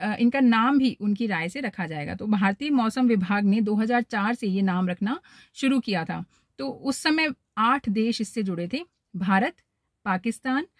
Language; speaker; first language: Hindi; native; Hindi